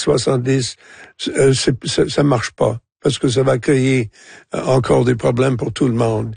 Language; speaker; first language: French; non-native, local second language; English